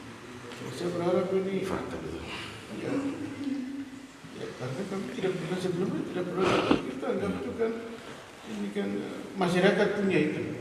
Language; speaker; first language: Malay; non-native, local second language; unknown